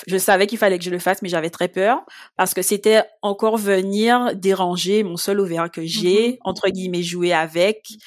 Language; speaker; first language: French; native; French